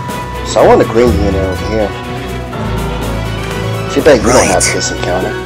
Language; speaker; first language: English; native; English